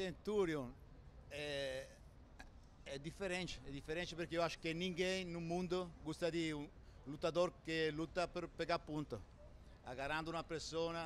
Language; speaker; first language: Portuguese; non-native, fluent; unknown